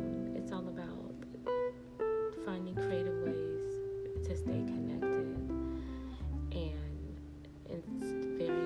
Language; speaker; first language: English; native; English